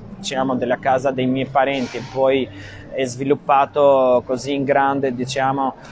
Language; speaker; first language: Italian; non-native, fluent; Albanian